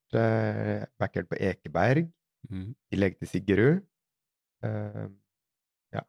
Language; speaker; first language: Norwegian; native; Norwegian